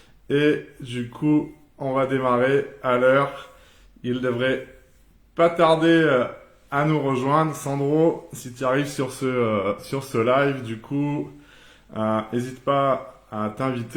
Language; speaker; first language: French; native; French